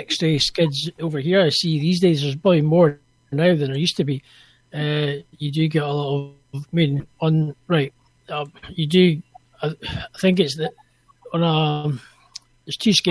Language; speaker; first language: English; native; English